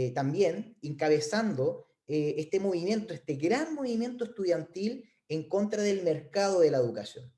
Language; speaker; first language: Spanish; native; Spanish